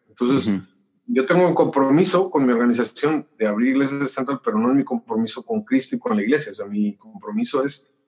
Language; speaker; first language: Spanish; native; Spanish